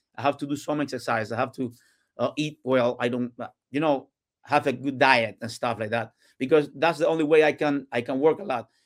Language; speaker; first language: English; non-native, learner; Spanish